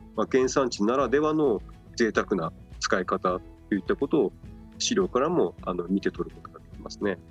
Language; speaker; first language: Japanese; native; Japanese